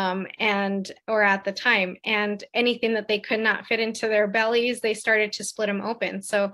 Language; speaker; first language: English; native; English